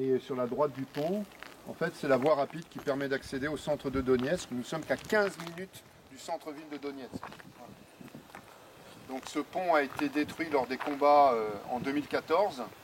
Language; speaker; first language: French; native; French